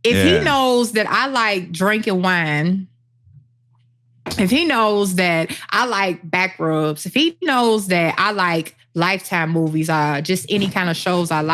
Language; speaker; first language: English; native; English